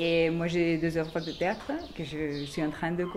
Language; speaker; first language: French; non-native, fluent; Spanish